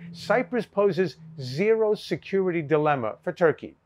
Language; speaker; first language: English; early bilingual, other home language; Greek